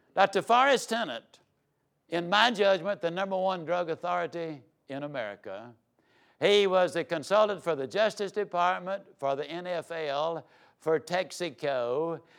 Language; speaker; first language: English; native; English